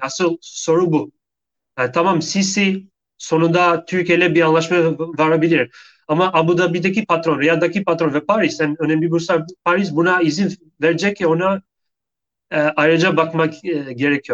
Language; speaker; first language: Turkish; non-native, fluent; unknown